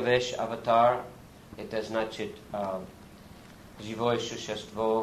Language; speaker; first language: Russian; non-native, learner; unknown